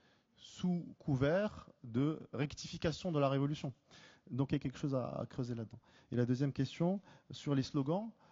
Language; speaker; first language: French; native; French